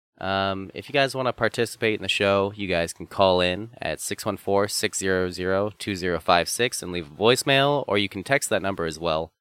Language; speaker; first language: English; native; English